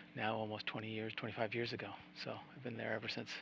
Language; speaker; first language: English; native; English